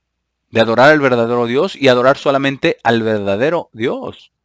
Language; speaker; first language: Spanish; native; Spanish